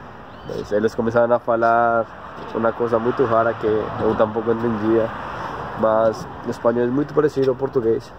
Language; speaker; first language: Portuguese; non-native, learner; Spanish